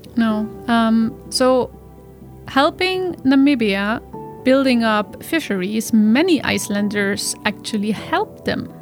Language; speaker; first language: English; non-native, fluent; German